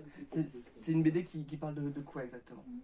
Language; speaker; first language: French; native; French